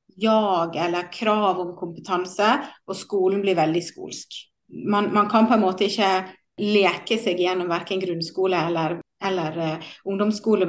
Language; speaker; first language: Norwegian; native; Norwegian